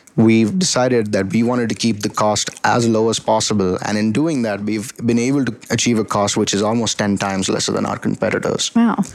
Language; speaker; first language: English; non-native, local second language; Hindi